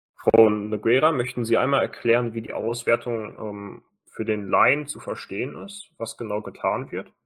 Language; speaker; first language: German; native; German